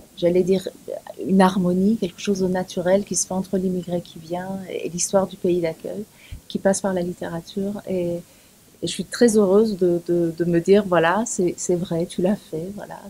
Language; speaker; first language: French; early bilingual, other home language; Persian